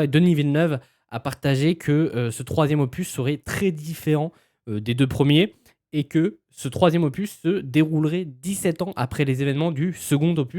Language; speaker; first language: French; native; French